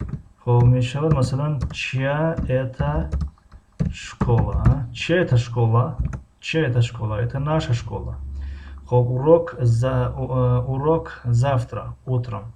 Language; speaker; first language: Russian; non-native, fluent; Tajik